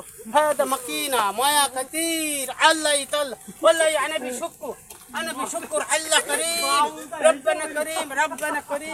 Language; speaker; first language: Arabic; non-native, learner; Bangla